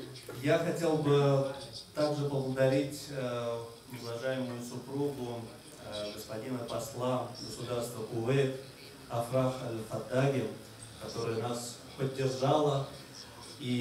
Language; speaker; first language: Russian; native; Russian